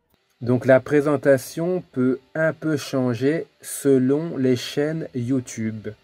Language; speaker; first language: French; native; French